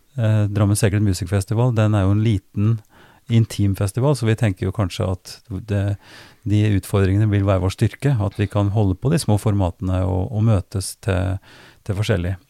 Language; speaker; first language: Norwegian; native; Norwegian